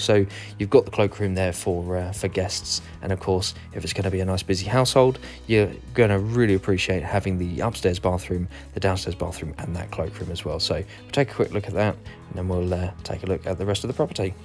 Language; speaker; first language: English; native; English